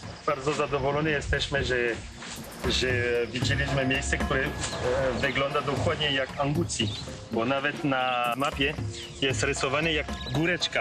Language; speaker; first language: Polish; non-native, learner; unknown